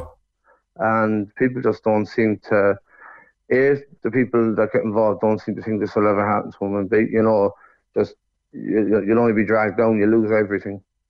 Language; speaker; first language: English; native; English